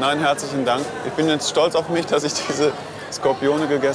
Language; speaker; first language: German; native; German